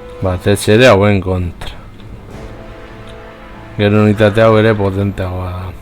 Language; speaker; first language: Basque; native; Basque